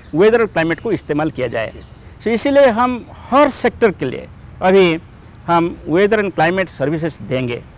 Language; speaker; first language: Hindi; non-native, local second language; Odia